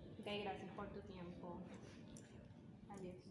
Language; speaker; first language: Spanish; non-native, learner; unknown